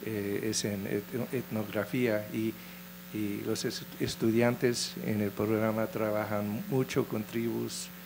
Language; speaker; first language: Spanish; non-native, fluent; English